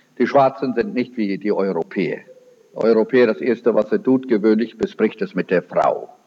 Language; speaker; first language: German; early bilingual, heritage; German